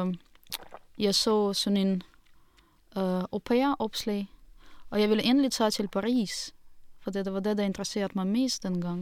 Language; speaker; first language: Danish; non-native, fluent; Russian